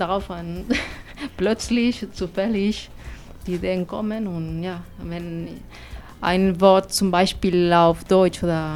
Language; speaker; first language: German; non-native, fluent; Spanish